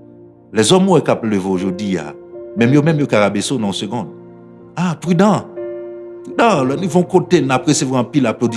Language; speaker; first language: French; non-native, local second language; Haitian Creole